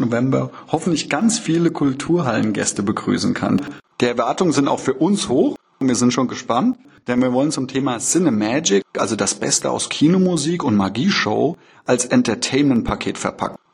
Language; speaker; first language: German; native; German